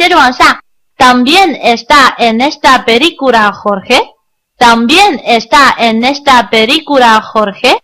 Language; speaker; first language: Spanish; non-native, learner; Chinese